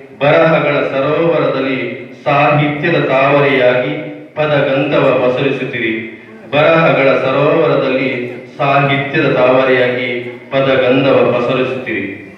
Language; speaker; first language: Kannada; non-native, local second language; Tulu